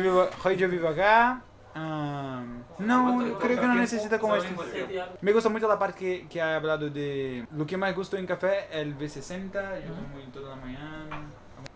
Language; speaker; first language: Spanish; non-native, learner; Portuguese